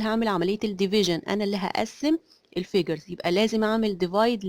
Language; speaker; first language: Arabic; native; Arabic